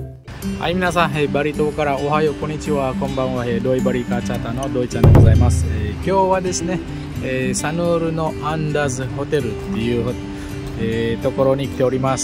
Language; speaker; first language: Japanese; non-native, fluent; Balinese